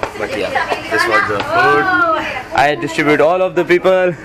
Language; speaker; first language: English; non-native, learner; Hindi